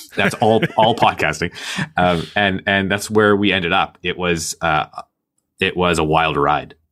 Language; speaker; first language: English; native; English